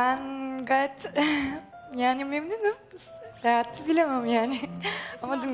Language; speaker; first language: Turkish; non-native, fluent; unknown